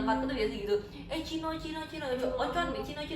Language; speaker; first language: Indonesian; native; Indonesian